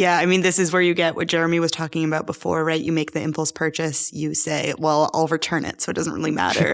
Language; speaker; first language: English; native; English